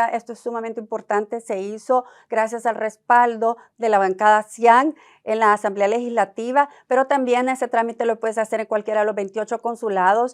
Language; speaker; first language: Spanish; native; Spanish